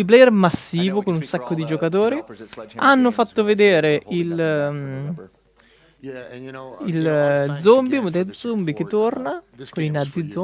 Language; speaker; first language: Italian; native; Italian